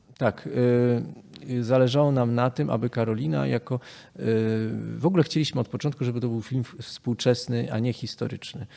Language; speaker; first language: Polish; native; Polish